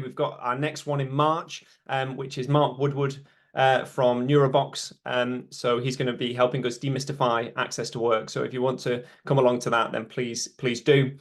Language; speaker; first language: English; native; English